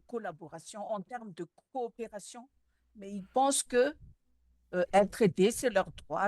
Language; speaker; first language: French; non-native, local second language; Malagasy